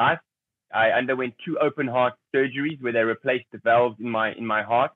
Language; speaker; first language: English; native; English